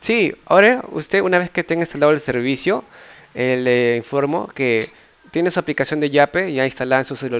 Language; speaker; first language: Spanish; native; Spanish